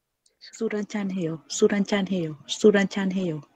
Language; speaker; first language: Korean; non-native, learner; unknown